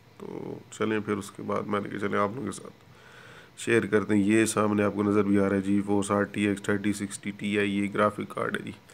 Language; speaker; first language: Urdu; non-native, local second language; Punjabi